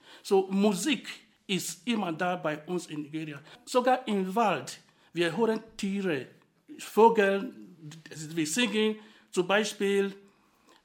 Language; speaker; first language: German; non-native, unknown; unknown